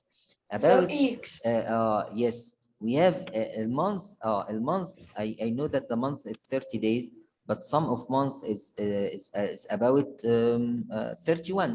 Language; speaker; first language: English; non-native, fluent; Arabic